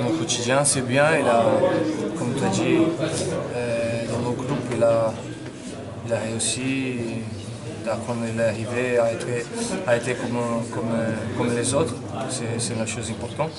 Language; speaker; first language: French; non-native, fluent; Portuguese